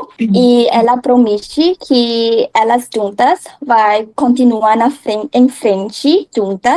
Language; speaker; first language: Portuguese; non-native, learner; Thai